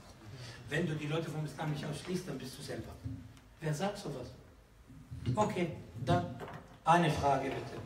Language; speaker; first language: German; non-native, fluent; Arabic